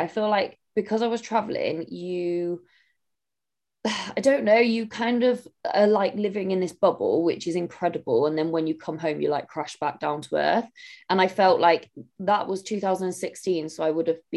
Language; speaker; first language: English; native; English